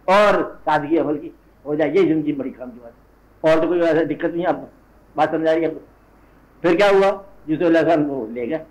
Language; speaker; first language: Urdu; non-native, local second language; Punjabi